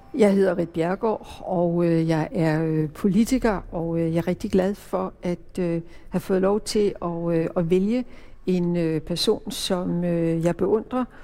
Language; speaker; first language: Danish; native; Danish